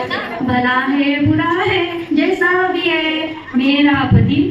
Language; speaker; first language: Hindi; non-native, local second language; Marathi